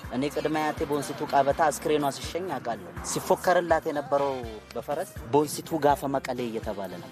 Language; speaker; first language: Amharic; non-native, local second language; Oromo